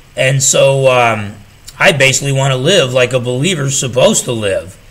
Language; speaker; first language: English; native; English